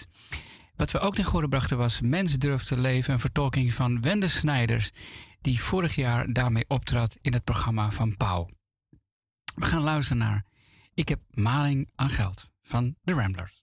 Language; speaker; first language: Dutch; native; Dutch